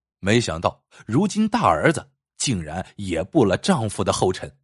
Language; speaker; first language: Chinese; native; Chinese